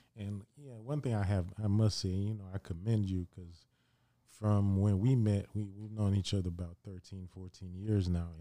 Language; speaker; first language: English; early bilingual, other home language; Haitian Creole